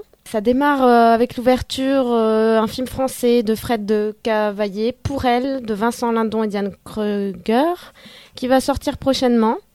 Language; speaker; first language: French; native; French